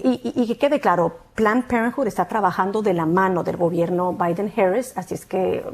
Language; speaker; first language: Spanish; native; Spanish